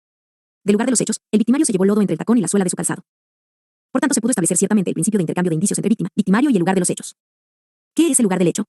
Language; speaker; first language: Spanish; native; Spanish